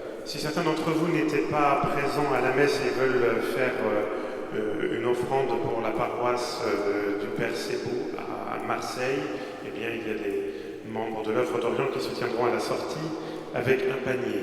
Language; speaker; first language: French; native; French